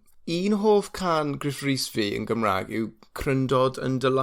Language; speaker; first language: Welsh; non-native, fluent; English